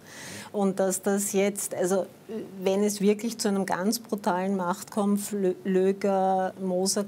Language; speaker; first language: German; native; German